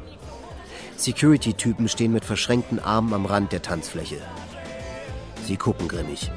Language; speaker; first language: German; native; German